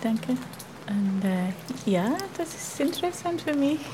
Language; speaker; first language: German; non-native, learner; English